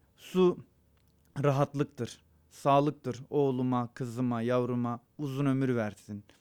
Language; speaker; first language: Turkish; non-native, local second language; Zaza